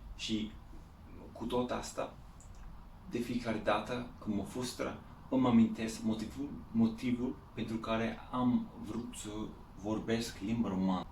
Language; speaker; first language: Romanian; non-native, learner; English